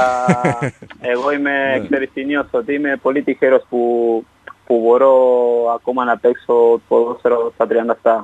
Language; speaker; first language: Greek; non-native, fluent; Spanish